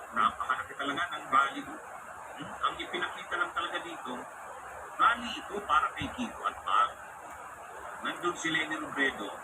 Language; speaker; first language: Filipino; non-native, local second language; Bikol